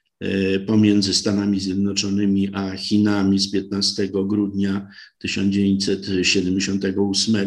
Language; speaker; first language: Polish; native; Polish